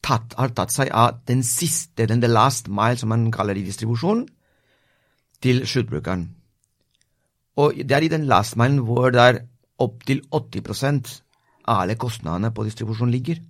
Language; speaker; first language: Norwegian; non-native, fluent; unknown